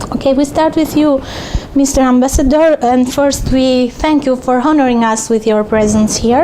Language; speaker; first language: English; non-native, fluent; Albanian